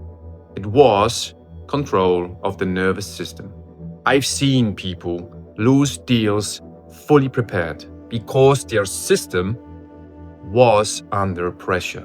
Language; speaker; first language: English; non-native, fluent; Polish